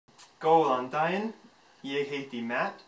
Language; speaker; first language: Icelandic; non-native, fluent; English